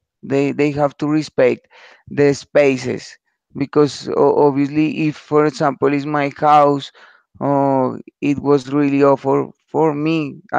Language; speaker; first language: English; non-native, learner; Spanish